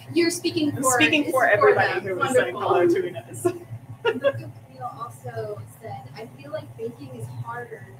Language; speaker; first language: English; native; English